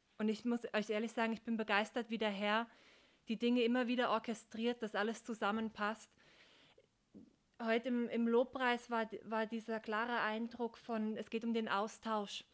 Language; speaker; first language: German; native; German